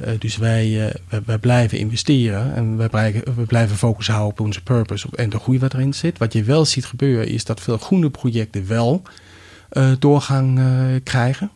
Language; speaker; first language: Dutch; non-native, fluent; Danish